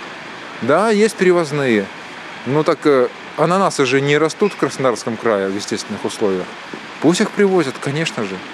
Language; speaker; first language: Russian; native; Russian